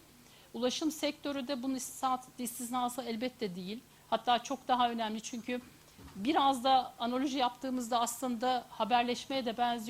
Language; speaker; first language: Turkish; native; Turkish